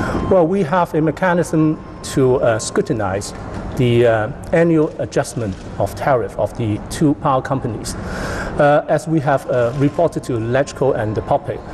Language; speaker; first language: English; non-native, local second language; Cantonese